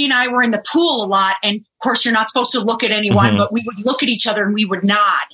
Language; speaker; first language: English; early bilingual, other home language; German